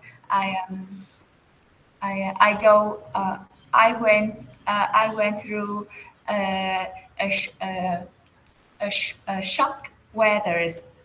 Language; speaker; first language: English; non-native, learner; Vietnamese